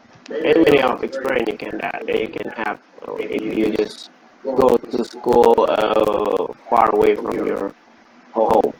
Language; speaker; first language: English; non-native, learner; Indonesian